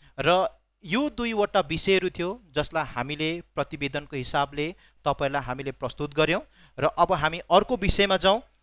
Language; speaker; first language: Nepali; native; Nepali